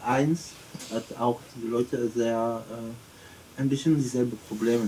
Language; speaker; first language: German; non-native, learner; French